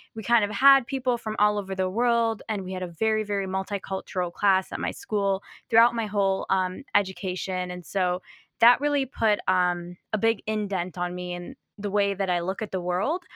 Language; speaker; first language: English; native; English